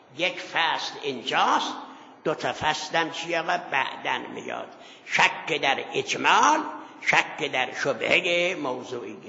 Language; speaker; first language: Persian; non-native, local second language; Azerbaijani